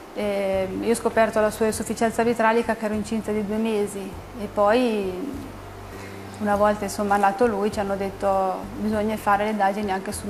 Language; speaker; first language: Italian; native; Italian